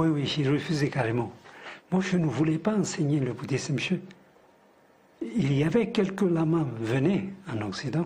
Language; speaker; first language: French; non-native, fluent; Tibetan